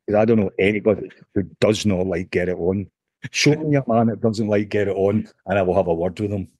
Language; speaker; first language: English; native; English